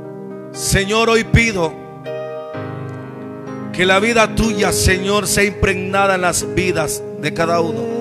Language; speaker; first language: Spanish; native; Spanish